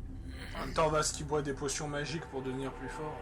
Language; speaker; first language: French; native; French